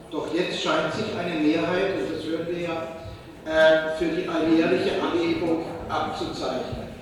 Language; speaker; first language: German; native; German